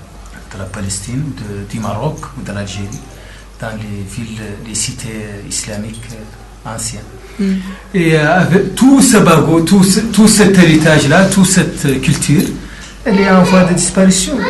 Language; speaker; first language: French; non-native, local second language; Arabic